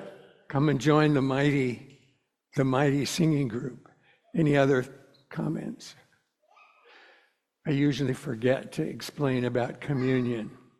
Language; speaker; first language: English; native; English